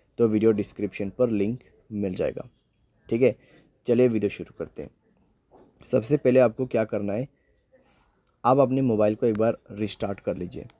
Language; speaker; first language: Hindi; native; Hindi